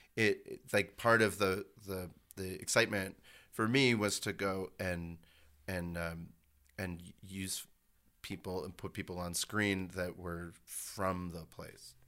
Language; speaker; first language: English; native; English